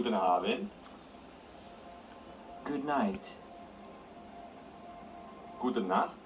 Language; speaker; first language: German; non-native, fluent; Arabic